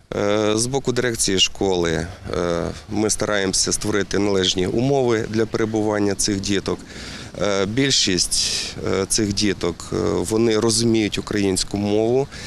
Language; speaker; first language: Ukrainian; native; Ukrainian